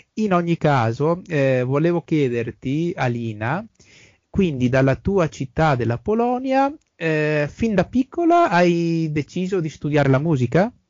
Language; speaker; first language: Italian; native; Italian